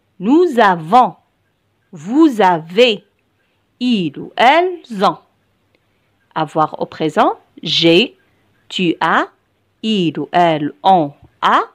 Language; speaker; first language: French; non-native, local second language; Arabic